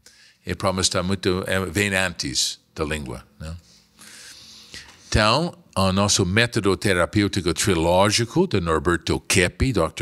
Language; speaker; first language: Portuguese; non-native, fluent; English